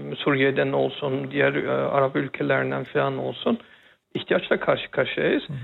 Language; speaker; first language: Turkish; early bilingual, heritage; Turkish